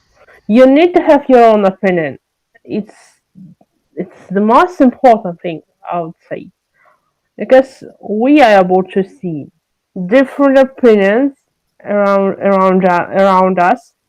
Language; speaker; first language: English; non-native, learner; French